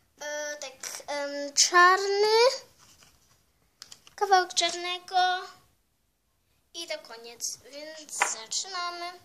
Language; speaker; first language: Polish; early bilingual, heritage; Polish